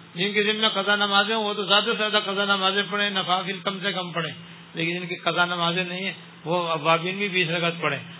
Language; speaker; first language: Urdu; native; Urdu